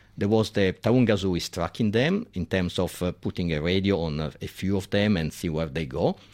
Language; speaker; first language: English; non-native, fluent; Italian